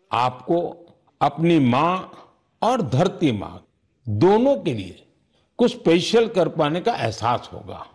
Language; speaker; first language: Hindi; non-native, local second language; Gujarati